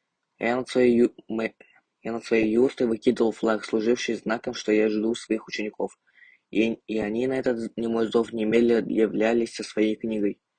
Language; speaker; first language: Russian; non-native, local second language; Yakut